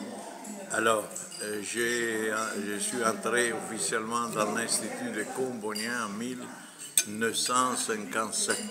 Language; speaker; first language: French; non-native, fluent; Italian